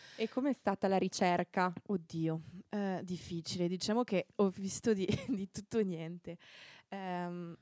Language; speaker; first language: Italian; non-native, fluent; French